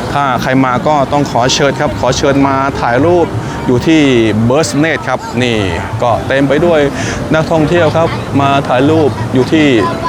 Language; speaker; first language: Thai; native; Thai